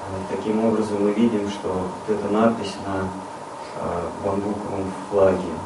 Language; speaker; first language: Russian; native; Russian